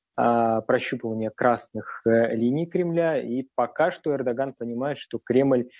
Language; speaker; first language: Russian; native; Russian